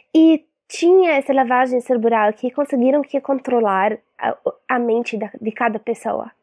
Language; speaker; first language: Portuguese; non-native, fluent; Arabic